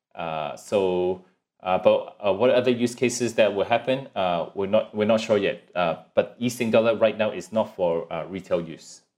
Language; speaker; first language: English; non-native, local second language; Cantonese